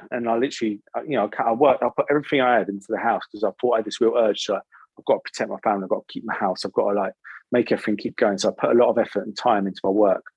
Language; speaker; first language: English; native; English